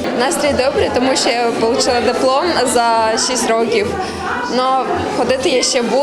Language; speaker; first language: Ukrainian; non-native, local second language; Russian